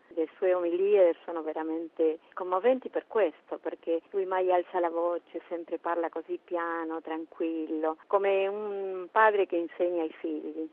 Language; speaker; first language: Italian; early bilingual, heritage; Italian